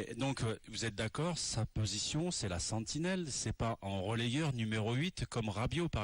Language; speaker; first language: French; native; French